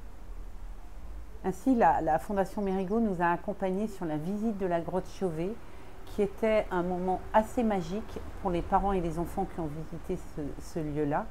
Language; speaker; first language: French; native; French